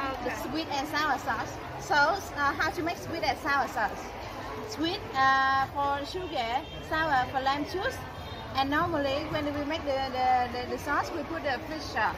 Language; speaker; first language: English; non-native, learner; Vietnamese